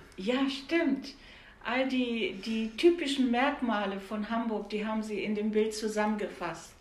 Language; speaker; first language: German; native; German